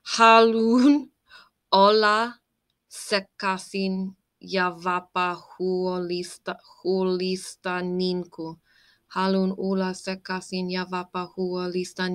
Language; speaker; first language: Finnish; non-native, learner; English